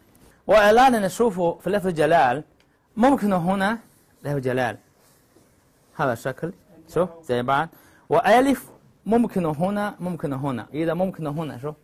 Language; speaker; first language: Arabic; non-native, learner; Chinese